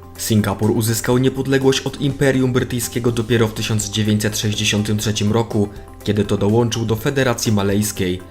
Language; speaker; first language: Polish; native; Polish